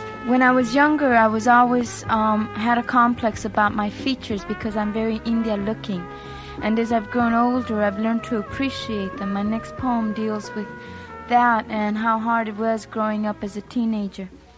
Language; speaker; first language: English; early bilingual, other home language; Spanish